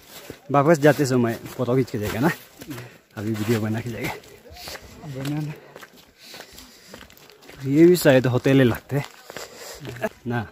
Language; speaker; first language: Hindi; non-native, local second language; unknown